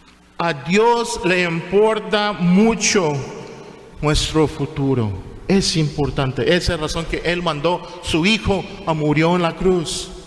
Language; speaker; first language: Spanish; non-native, fluent; English